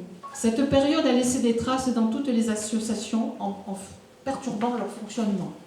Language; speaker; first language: French; native; French